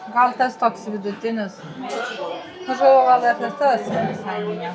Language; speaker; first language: Lithuanian; native; Lithuanian